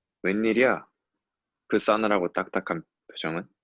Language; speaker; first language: Korean; native; Korean